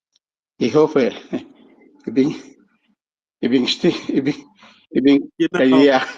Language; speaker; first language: German; non-native, learner; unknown